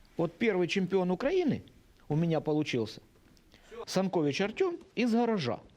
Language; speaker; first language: Russian; native; Russian